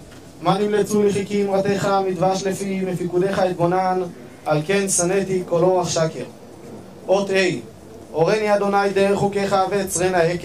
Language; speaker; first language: Hebrew; native; Hebrew